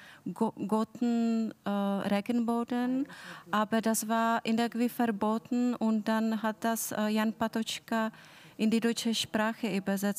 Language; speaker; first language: German; non-native, fluent; Czech